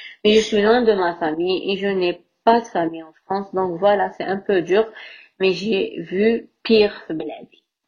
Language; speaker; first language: French; non-native, local second language; Arabic